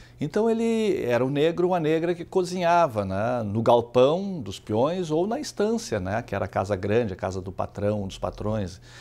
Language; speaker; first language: Portuguese; native; Portuguese